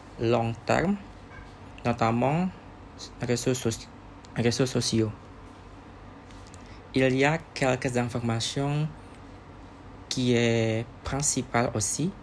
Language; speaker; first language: French; non-native, learner; Indonesian